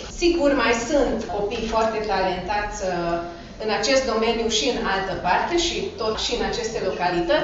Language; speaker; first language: Romanian; early bilingual, heritage; Romanian